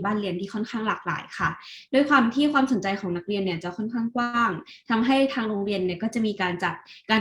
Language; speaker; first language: Thai; native; Thai